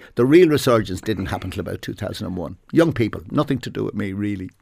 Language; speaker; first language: English; native; English